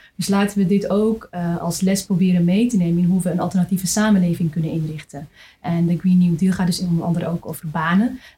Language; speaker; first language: Dutch; native; Dutch